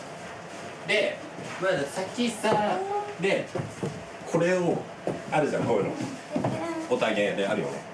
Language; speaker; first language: Japanese; native; Japanese